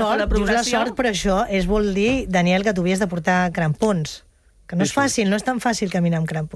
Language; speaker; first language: Catalan; native; Catalan